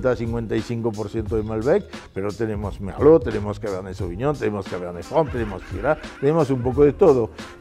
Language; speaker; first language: Spanish; non-native, fluent; French